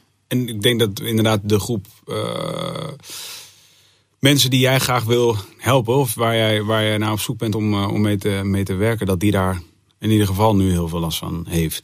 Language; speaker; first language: Dutch; native; Dutch